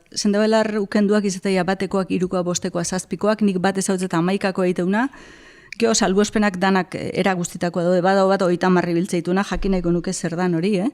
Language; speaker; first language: Basque; native; Basque